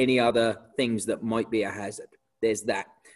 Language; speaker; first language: English; native; English